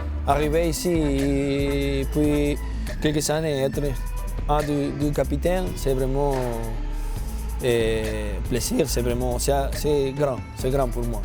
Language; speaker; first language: French; non-native, learner; Spanish